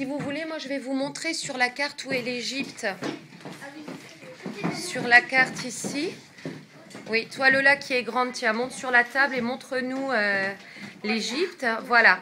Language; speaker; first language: French; native; French